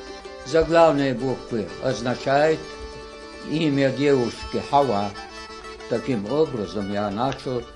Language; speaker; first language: Russian; non-native, local second language; Chechen